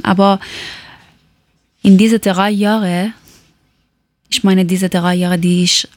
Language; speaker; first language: German; non-native, learner; Persian